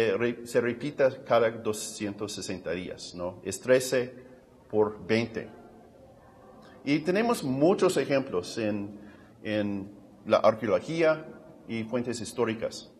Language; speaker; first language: Spanish; non-native, fluent; English